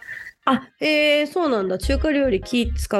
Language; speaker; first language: Japanese; native; Japanese